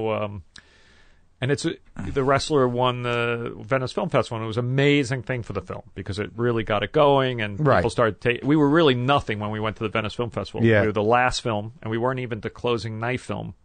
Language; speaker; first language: English; native; English